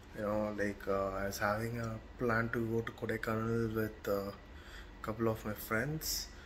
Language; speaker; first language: English; non-native, local second language; Tamil